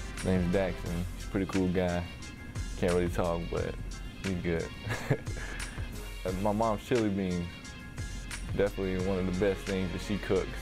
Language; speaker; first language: English; native; English